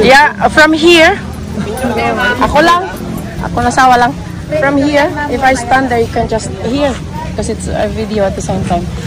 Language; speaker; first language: English; non-native, local second language; Aklanon